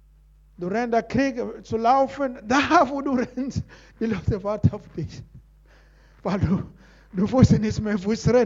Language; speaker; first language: German; non-native, learner; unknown